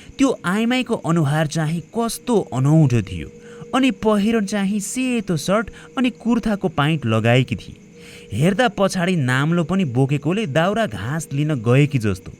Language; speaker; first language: Nepali; native; Nepali